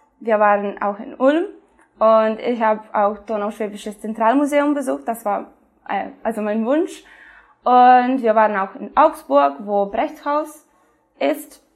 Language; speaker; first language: German; non-native, fluent; Serbian